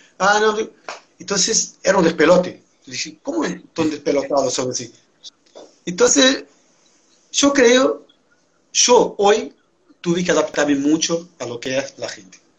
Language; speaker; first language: Spanish; non-native, fluent; Portuguese